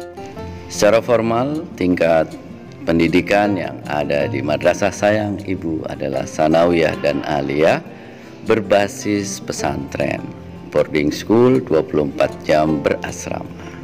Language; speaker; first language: Indonesian; native; Indonesian